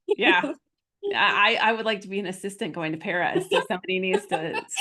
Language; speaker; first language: English; native; English